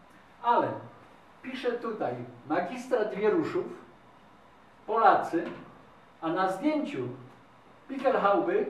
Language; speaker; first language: Polish; native; Polish